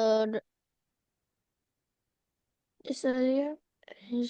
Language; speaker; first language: English; non-native, learner; Vietnamese